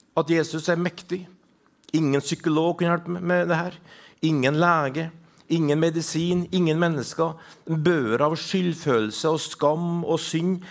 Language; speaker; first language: Norwegian; native; Norwegian